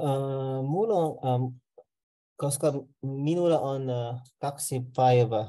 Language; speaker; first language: Finnish; non-native, learner; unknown